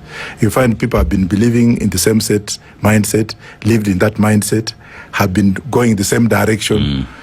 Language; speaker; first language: English; non-native, local second language; Luyia